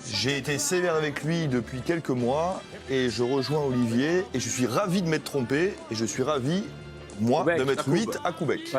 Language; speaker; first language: French; native; French